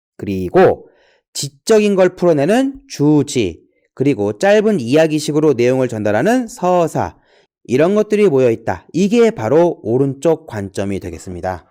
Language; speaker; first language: Korean; native; Korean